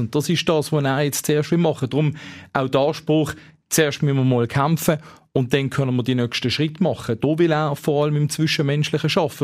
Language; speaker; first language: German; native; German